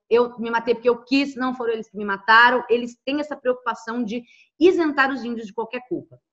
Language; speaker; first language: Portuguese; native; Portuguese